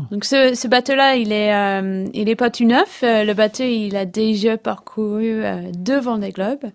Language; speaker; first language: French; non-native, fluent; English